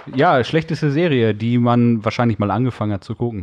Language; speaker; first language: German; native; German